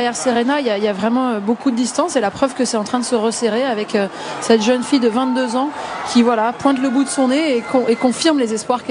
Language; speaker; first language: French; native; French